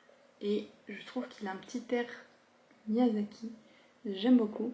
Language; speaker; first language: French; native; French